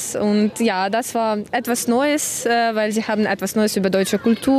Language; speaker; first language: German; non-native, learner; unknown